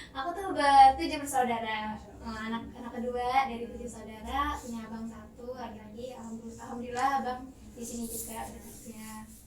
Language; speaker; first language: Indonesian; native; Indonesian